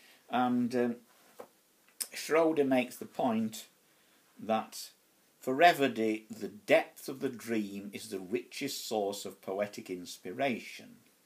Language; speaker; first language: English; native; English